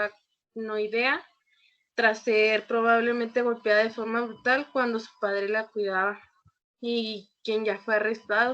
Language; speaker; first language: Spanish; native; Spanish